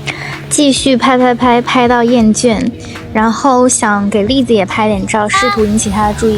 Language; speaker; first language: Chinese; native; Chinese